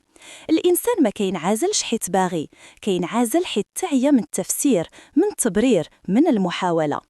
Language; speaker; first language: Arabic; native; Arabic